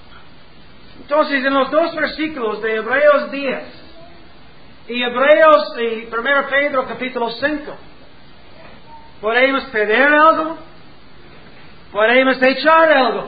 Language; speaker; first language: Spanish; non-native, learner; English